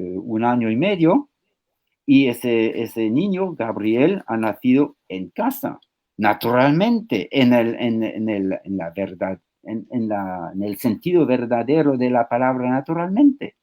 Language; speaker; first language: Spanish; non-native, fluent; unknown